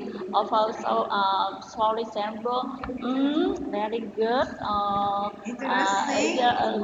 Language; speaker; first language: English; non-native, learner; Vietnamese